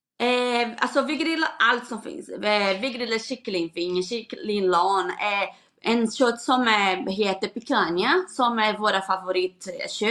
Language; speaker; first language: Swedish; non-native, learner; Portuguese